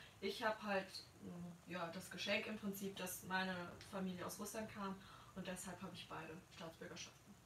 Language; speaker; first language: German; native; German